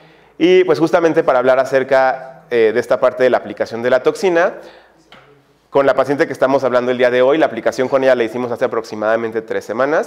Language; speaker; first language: Spanish; native; Spanish